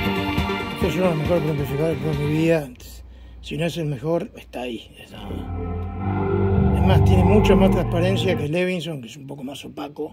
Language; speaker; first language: Spanish; native; Spanish